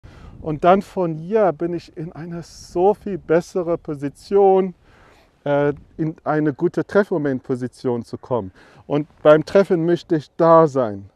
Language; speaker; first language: German; non-native, fluent; English